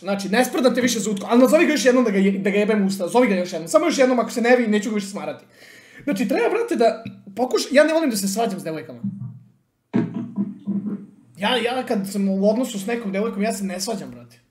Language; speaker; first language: Bosnian; native; Bosnian